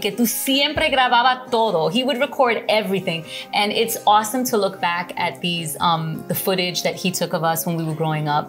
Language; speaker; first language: English; early bilingual, other home language; Spanish